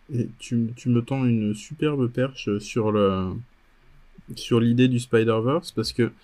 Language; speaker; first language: French; native; French